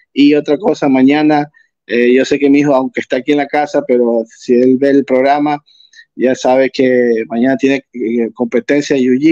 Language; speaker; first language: Spanish; native; Spanish